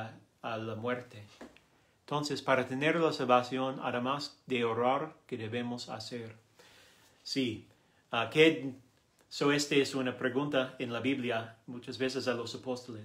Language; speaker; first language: Spanish; non-native, learner; English